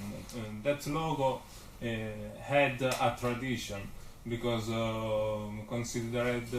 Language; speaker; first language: English; non-native, learner; Italian